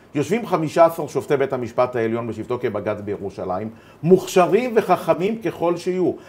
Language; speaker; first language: Hebrew; native; Hebrew